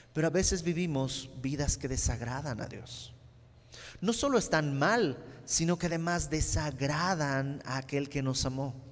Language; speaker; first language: Spanish; native; Spanish